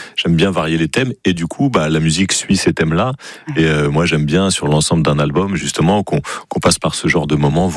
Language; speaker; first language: French; native; French